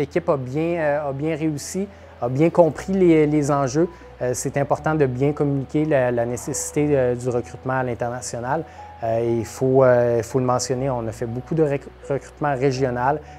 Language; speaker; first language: French; native; French